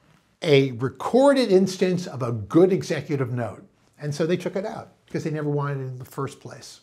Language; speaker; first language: English; native; English